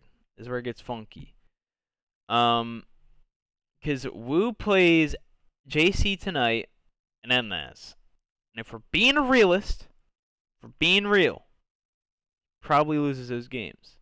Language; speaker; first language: English; native; English